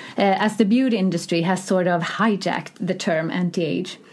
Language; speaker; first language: English; non-native, fluent; Swedish